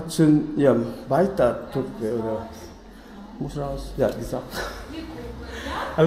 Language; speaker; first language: German; non-native, learner; Filipino